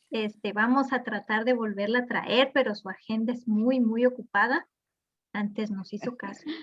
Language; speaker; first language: Spanish; native; Spanish